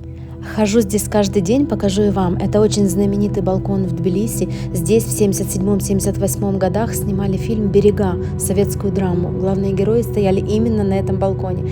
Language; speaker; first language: Russian; native; Russian